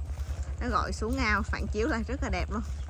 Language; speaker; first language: Vietnamese; native; Vietnamese